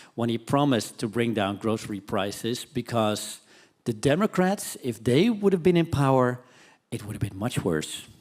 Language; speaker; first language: English; non-native, fluent; Dutch